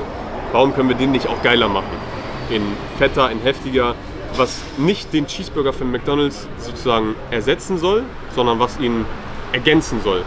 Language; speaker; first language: German; native; German